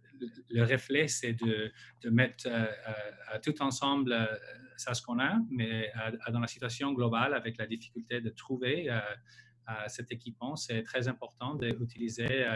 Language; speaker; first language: French; non-native, local second language; English